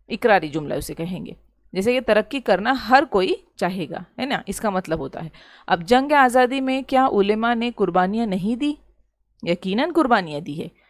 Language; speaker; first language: Urdu; native; Urdu